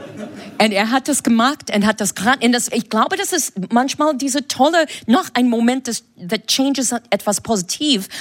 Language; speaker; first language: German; non-native, fluent; English